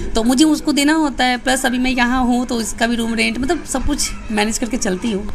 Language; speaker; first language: Hindi; native; Hindi